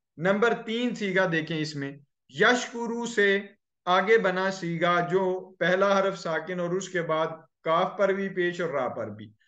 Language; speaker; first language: Urdu; native; Urdu